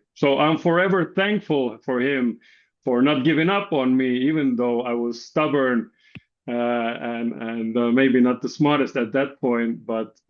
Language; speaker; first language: English; non-native, fluent; Estonian